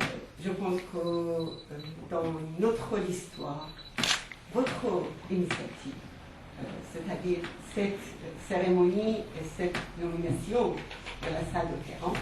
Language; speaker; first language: French; non-native, fluent; Persian